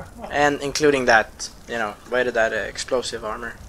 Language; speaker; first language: English; non-native, fluent; Swedish